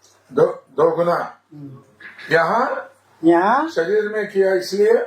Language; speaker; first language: Hindi; non-native, learner; Nepali